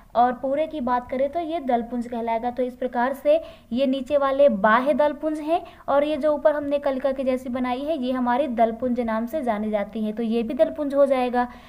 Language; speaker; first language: Hindi; native; Hindi